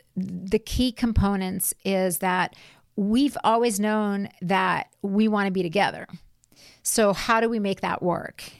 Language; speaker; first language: English; native; English